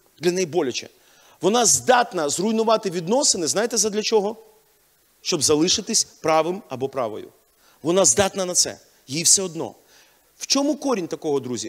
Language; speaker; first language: Ukrainian; non-native, local second language; Russian